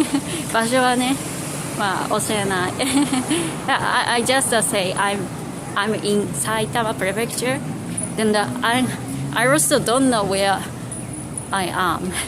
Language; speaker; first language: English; non-native, local second language; Japanese